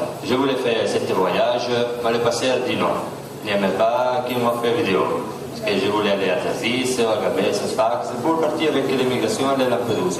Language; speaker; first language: French; non-native, learner; Italian